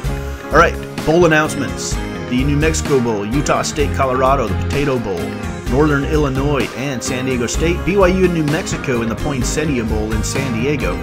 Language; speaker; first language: English; native; English